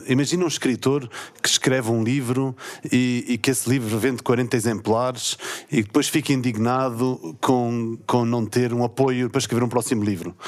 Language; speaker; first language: Portuguese; native; Portuguese